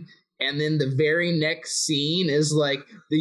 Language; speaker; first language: English; native; English